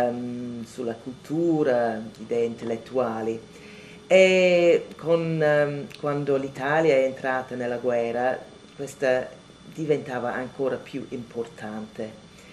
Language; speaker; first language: Italian; non-native, fluent; English